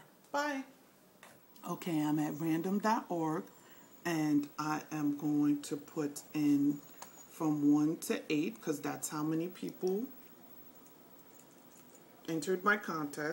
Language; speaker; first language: English; native; English